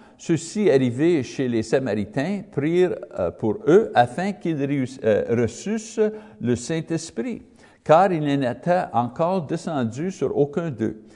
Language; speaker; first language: French; non-native, learner; English